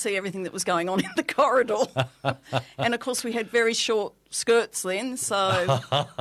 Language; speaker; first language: English; native; English